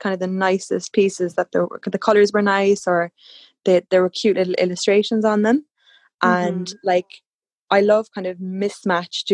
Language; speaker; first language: English; native; English